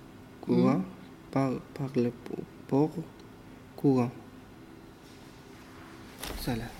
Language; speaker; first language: French; non-native, learner; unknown